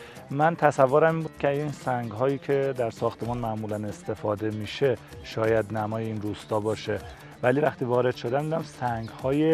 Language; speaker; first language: Persian; native; Persian